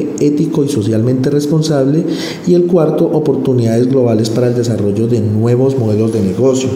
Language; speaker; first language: Spanish; native; Spanish